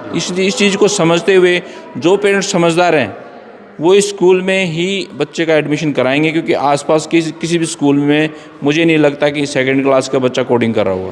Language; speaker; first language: Hindi; native; Hindi